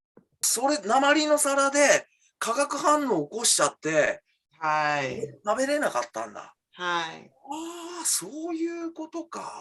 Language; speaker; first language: Japanese; native; Japanese